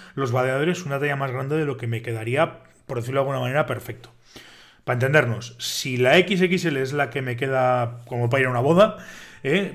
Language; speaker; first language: Spanish; native; Spanish